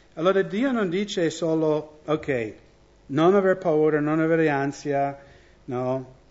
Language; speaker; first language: Italian; non-native, fluent; English